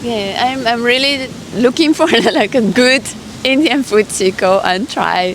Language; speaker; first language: English; non-native, fluent; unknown